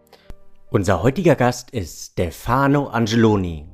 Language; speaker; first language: German; native; German